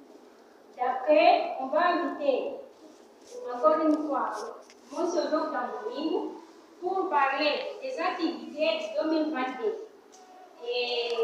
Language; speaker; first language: French; non-native, learner; Portuguese